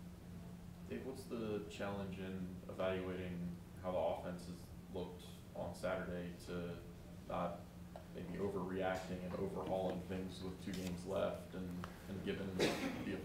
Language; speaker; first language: English; native; English